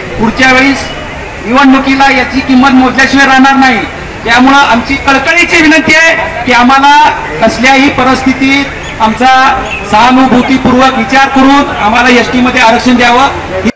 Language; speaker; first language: Marathi; non-native, local second language; Lambadi